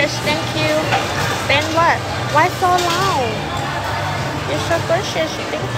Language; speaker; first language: English; non-native, learner; Thai